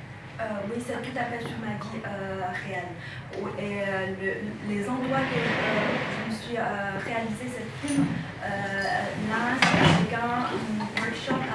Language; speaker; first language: French; non-native, fluent; Chinese